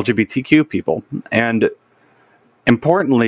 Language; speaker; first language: English; native; English